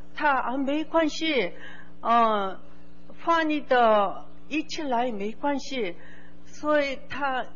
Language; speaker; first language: Chinese; non-native, learner; Korean